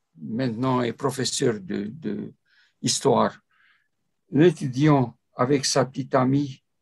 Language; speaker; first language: French; non-native, fluent; Romanian